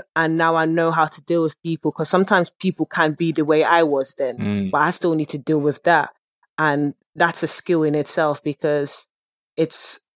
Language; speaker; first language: English; early bilingual, other home language; Dutch